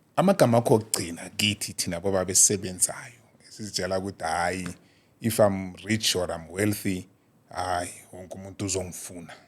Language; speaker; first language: Zulu; non-native, local second language; South Ndebele